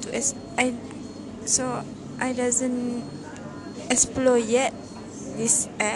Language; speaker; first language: English; non-native, local second language; Malay